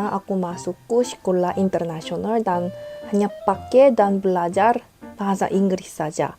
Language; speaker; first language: Indonesian; non-native, fluent; Korean